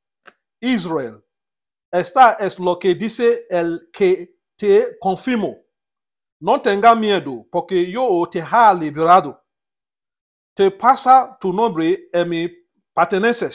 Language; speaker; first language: Spanish; non-native, learner; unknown